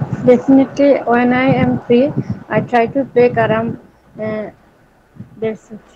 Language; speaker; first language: English; non-native, learner; Bangla